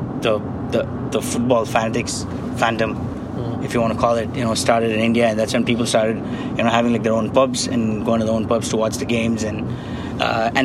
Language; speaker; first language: English; non-native, local second language; Tamil